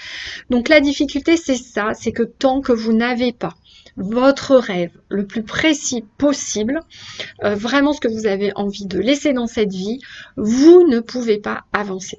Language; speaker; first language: French; native; French